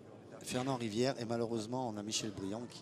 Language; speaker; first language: French; native; French